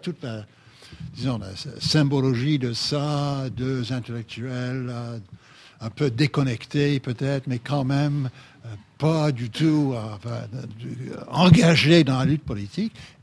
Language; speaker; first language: French; native; French